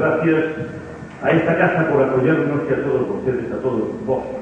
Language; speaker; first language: Spanish; non-native, local second language; Galician